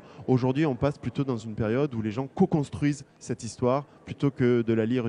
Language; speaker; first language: French; native; French